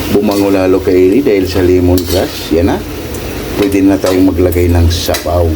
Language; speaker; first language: Filipino; non-native, local second language; Cebuano